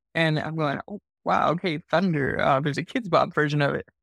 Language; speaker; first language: English; native; English